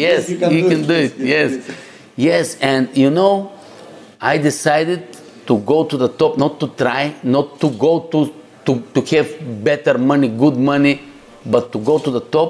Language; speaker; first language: English; non-native, learner; Bulgarian